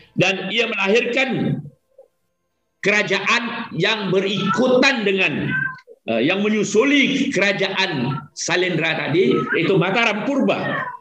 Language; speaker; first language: Malay; native; Malay